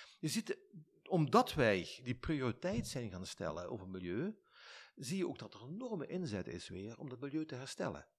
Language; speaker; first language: Dutch; native; Dutch